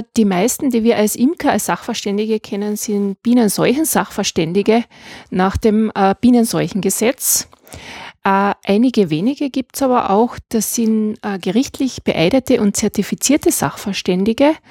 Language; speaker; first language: German; native; German